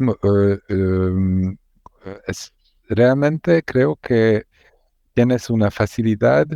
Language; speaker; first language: Spanish; non-native, learner; Hungarian